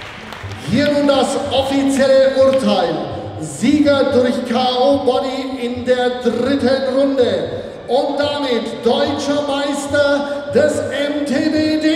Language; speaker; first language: German; native; German